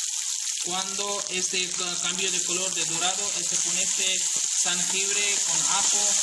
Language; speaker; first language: Spanish; non-native, learner; Urdu